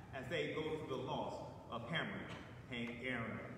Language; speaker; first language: English; native; English